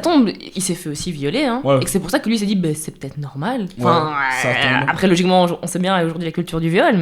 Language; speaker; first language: French; native; French